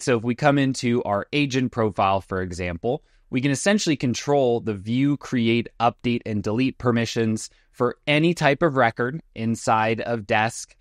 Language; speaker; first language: English; native; English